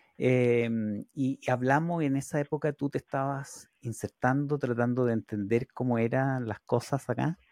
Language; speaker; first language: Spanish; native; Spanish